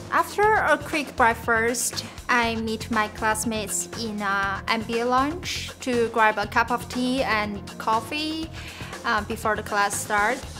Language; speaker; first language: English; non-native, fluent; Chinese